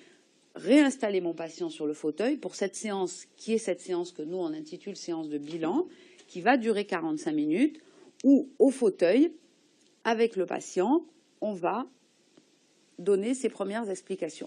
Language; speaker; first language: French; native; French